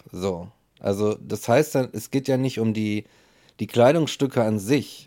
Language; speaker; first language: German; native; German